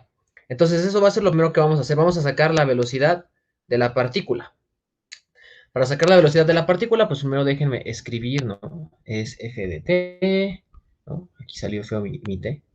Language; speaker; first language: Spanish; native; Spanish